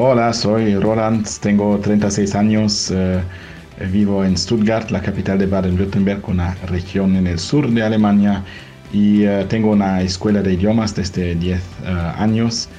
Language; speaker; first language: Spanish; non-native, fluent; German